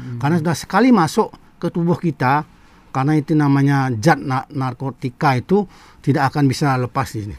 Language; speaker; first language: Indonesian; non-native, local second language; Balinese